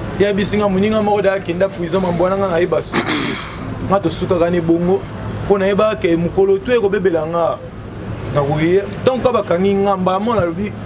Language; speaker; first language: Lingala; native; Lingala